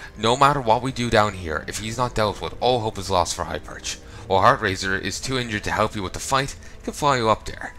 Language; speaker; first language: English; native; English